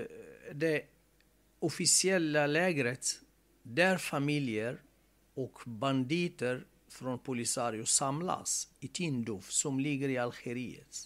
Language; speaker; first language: Swedish; non-native, fluent; Arabic